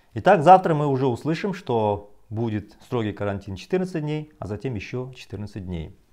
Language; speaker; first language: Russian; non-native, local second language; Kazakh